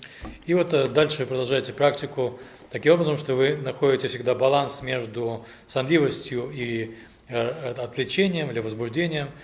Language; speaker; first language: Russian; native; Russian